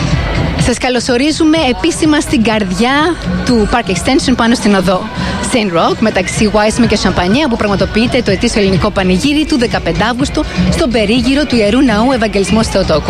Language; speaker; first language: Greek; native; Greek